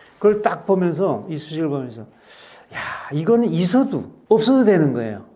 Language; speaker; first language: Korean; native; Korean